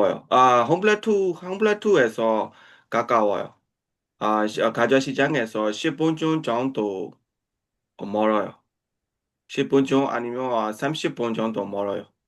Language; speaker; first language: Korean; non-native, learner; Burmese